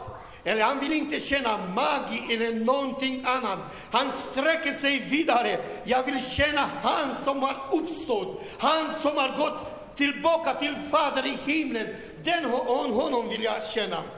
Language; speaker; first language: Swedish; non-native, learner; Romanian